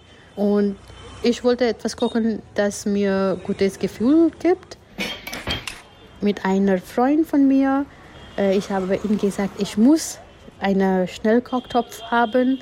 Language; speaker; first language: German; non-native, fluent; Gujarati